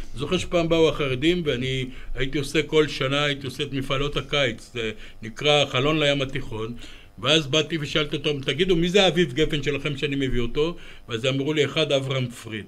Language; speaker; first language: Hebrew; early bilingual, other home language; Romanian